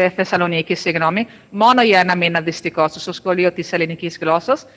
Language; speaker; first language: Greek; non-native, fluent; Italian